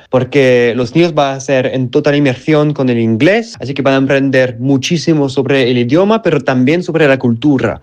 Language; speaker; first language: Spanish; non-native, fluent; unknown